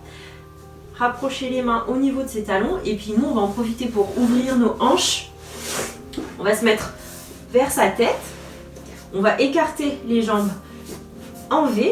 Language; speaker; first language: French; native; French